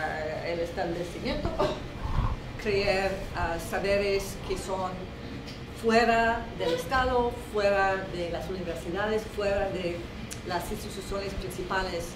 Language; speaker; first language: Spanish; non-native, fluent; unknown